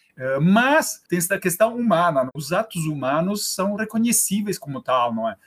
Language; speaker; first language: Portuguese; non-native, fluent; Italian